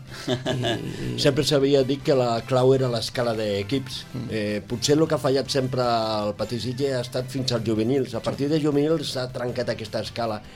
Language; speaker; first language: Catalan; native; Catalan